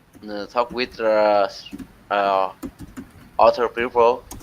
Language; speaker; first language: English; non-native, learner; Vietnamese